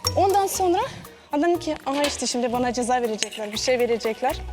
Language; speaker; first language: Turkish; non-native, fluent; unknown